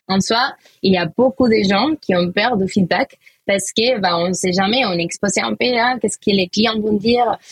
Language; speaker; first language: French; non-native, fluent; Spanish